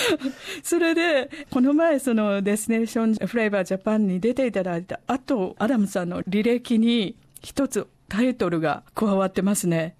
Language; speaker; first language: Japanese; native; Japanese